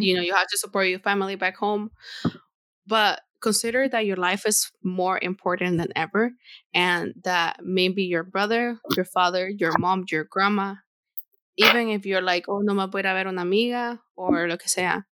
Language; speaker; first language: English; non-native, fluent; Spanish